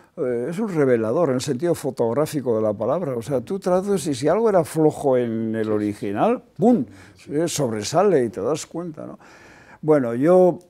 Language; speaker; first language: Spanish; non-native, local second language; Basque